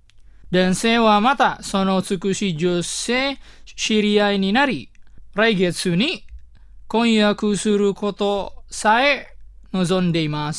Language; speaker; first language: Japanese; non-native, fluent; Indonesian